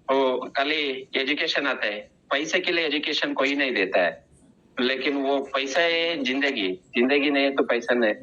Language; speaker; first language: Hindi; non-native, local second language; Kannada